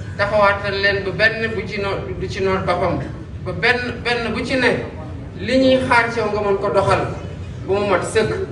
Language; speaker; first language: Wolof; non-native, local second language; Serer